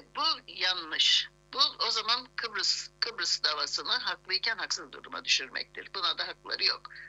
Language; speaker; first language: Turkish; native; Turkish